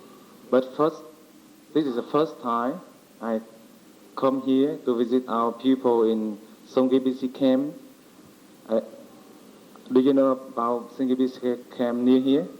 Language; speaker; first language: English; non-native, learner; Vietnamese